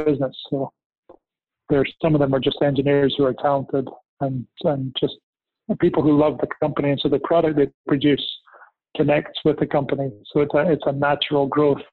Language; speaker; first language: English; native; English